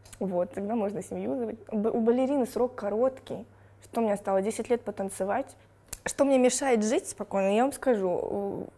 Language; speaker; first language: Russian; native; Russian